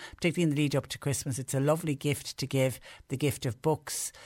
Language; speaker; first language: English; native; English